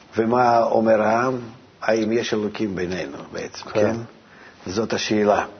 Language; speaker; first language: Hebrew; non-native, fluent; Russian